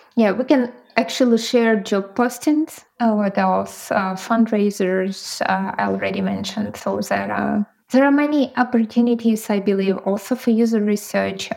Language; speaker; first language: English; non-native, fluent; Ukrainian